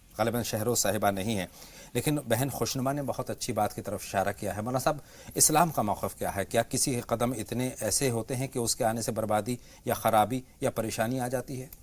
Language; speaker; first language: Urdu; native; Urdu